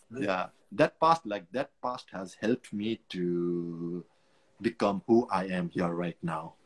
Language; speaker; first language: English; non-native, local second language; Nepali